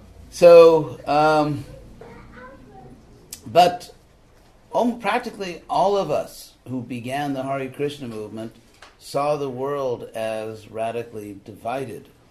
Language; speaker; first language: English; native; English